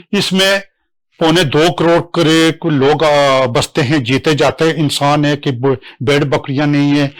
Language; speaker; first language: Urdu; non-native, local second language; Pahari-Potwari